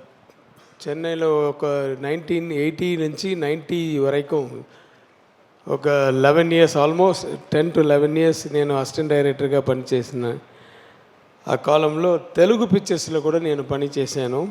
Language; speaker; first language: Telugu; non-native, learner; Tamil